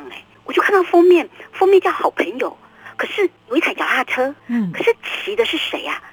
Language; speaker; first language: Chinese; native; Chinese